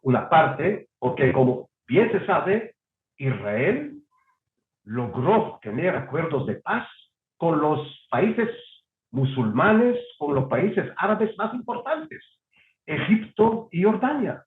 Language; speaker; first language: Spanish; non-native, fluent; Hebrew